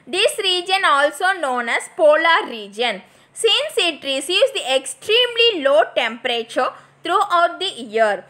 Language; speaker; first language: English; non-native, local second language; Tamil